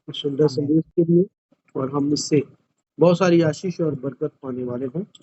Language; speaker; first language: Hindi; non-native, local second language; Punjabi